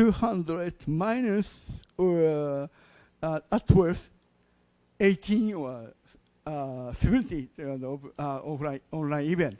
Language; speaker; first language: English; non-native, learner; Japanese